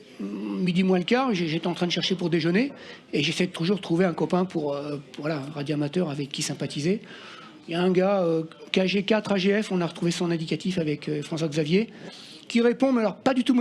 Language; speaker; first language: French; native; French